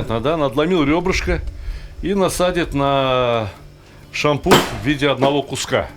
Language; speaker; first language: Russian; native; Russian